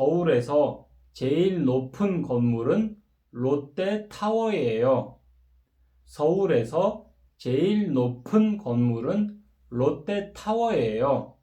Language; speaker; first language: Korean; non-native, fluent; Kyrgyz